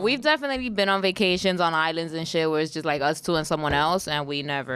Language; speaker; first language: English; early bilingual, other home language; Spanish